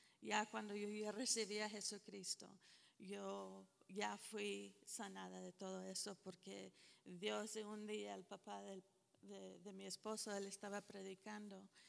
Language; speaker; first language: Spanish; early bilingual, heritage; Spanish